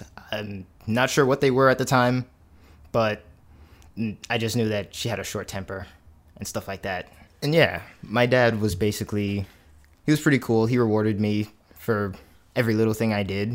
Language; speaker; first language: English; native; English